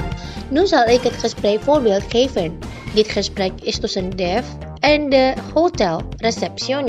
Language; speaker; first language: Dutch; non-native, learner; Indonesian